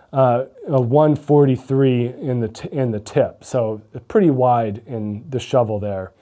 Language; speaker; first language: English; native; English